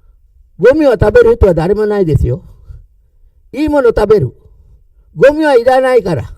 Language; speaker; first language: Japanese; non-native, learner; Sinhala